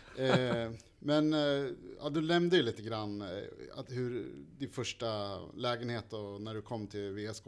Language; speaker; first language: Swedish; native; Swedish